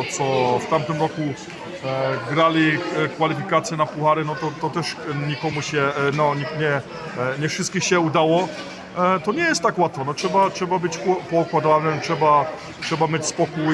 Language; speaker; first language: Polish; early bilingual, heritage; Polish